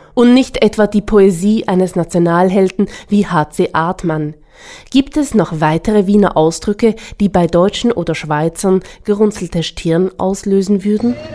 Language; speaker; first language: German; native; German